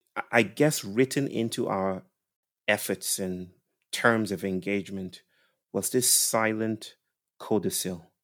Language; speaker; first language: English; non-native, local second language; Yoruba